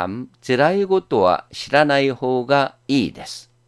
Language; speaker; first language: Japanese; non-native, fluent; Korean